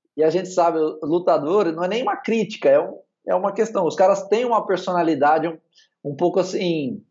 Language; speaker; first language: Portuguese; native; Portuguese